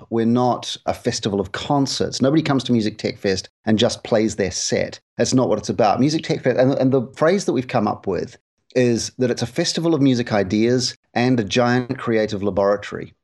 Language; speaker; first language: English; native; English